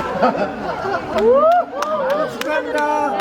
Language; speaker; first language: Korean; native; Korean